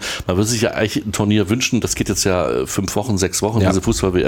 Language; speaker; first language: German; native; German